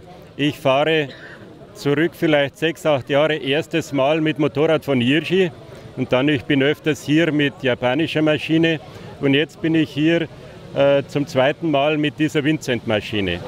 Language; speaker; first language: German; non-native, fluent; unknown